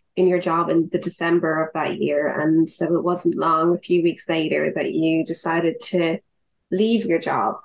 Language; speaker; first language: English; native; English